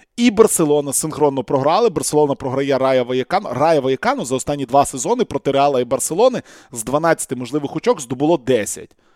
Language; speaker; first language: Ukrainian; non-native, local second language; Russian